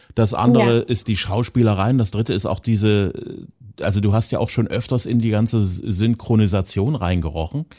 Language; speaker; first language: German; native; German